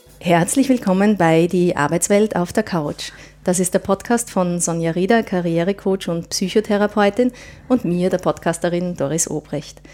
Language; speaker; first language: German; native; German